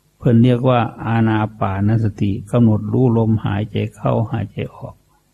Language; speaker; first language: Thai; native; Thai